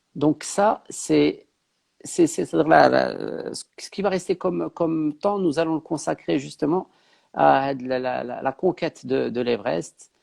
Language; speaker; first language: French; non-native, local second language; Arabic